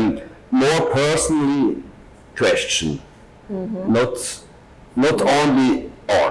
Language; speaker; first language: English; non-native, learner; German